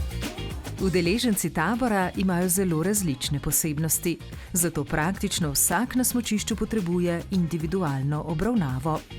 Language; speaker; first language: Slovenian; native; Slovenian